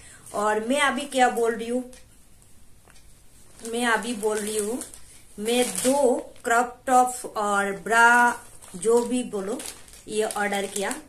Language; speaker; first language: Hindi; non-native, local second language; Bangla